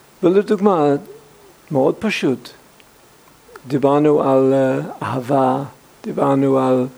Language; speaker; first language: Hebrew; non-native, fluent; English